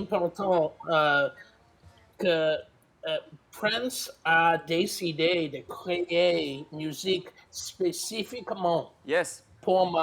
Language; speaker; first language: French; non-native, learner; English